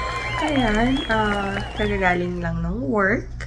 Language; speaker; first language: Filipino; native; Filipino